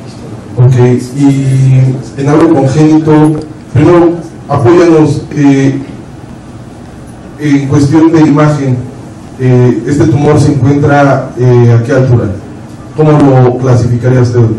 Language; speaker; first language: Spanish; native; Spanish